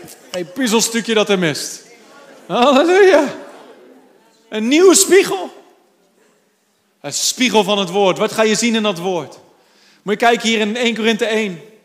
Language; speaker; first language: Dutch; native; Dutch